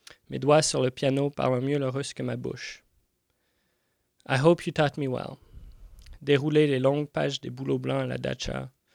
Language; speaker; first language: French; native; French